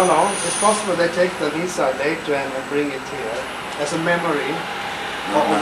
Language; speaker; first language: English; non-native, fluent; Swedish